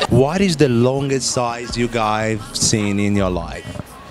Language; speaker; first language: English; non-native, fluent; Portuguese